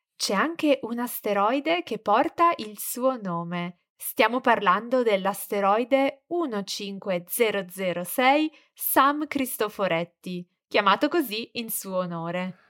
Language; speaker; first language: Italian; native; Italian